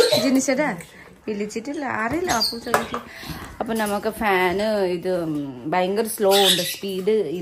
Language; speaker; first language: Malayalam; non-native, learner; Nepali